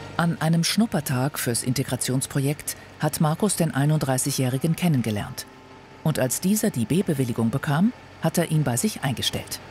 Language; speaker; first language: German; native; German